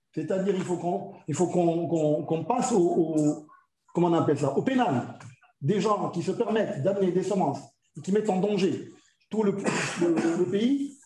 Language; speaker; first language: French; non-native, local second language; Arabic